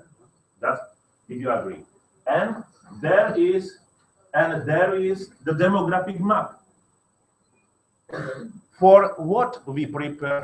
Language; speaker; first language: English; non-native, learner; Slovak